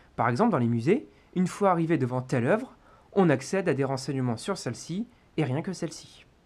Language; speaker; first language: French; native; French